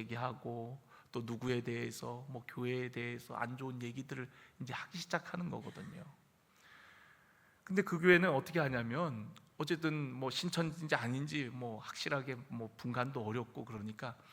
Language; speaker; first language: Korean; native; Korean